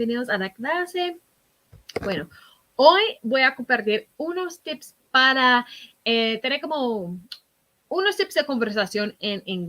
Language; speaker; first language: Spanish; non-native, fluent; English